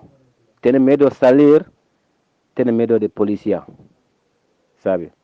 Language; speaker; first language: Spanish; non-native, learner; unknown